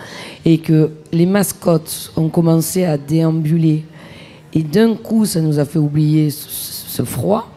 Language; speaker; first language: French; native; French